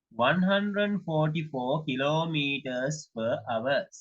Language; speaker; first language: English; non-native, local second language; Sinhala